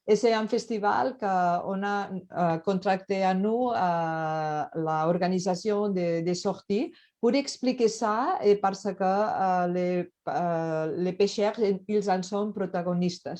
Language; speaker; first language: French; non-native, learner; Catalan